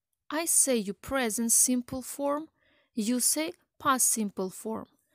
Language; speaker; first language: English; non-native, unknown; Ukrainian